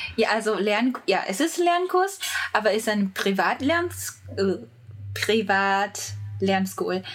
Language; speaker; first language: German; non-native, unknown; Japanese